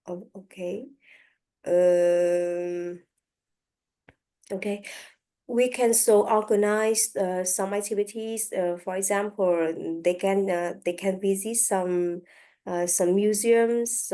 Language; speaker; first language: English; non-native, learner; French